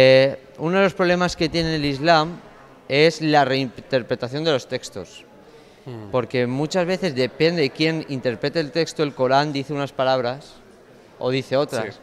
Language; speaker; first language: Spanish; native; Spanish